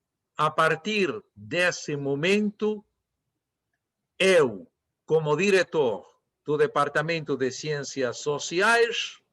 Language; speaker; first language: Portuguese; non-native, fluent; Spanish